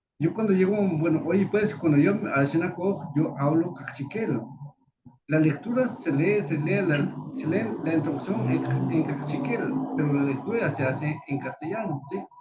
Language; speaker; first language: Spanish; non-native, local second language; Kaqchikel